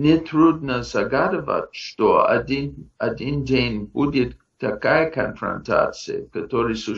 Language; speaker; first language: Russian; non-native, fluent; English